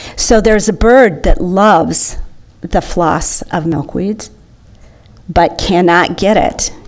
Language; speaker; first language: English; native; English